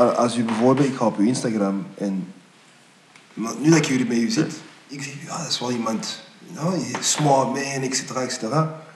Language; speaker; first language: Dutch; early bilingual, other home language; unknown